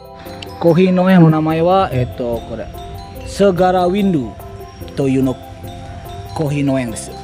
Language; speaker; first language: Japanese; non-native, fluent; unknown